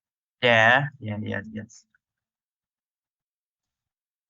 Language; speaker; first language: English; non-native, learner; Vietnamese